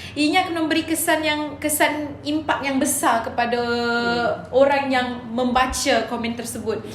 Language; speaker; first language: Malay; native; Malay